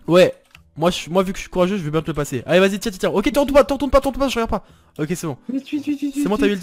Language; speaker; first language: French; native; French